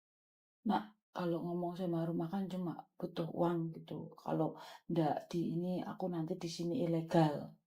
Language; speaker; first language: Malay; non-native, local second language; Javanese